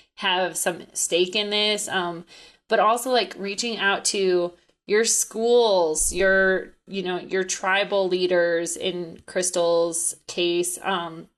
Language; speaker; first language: English; native; English